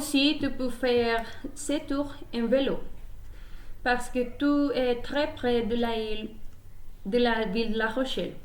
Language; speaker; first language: French; non-native, learner; Spanish